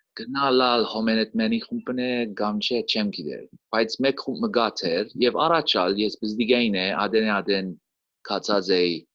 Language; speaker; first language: Armenian; early bilingual, heritage; Armenian